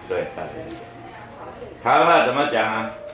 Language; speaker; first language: Chinese; non-native, local second language; Min Nan Chinese